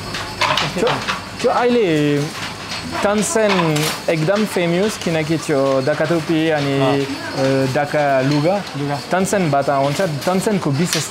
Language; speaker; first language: Nepali; non-native, learner; French